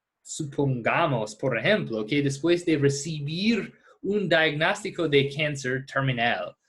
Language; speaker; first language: Spanish; non-native, fluent; English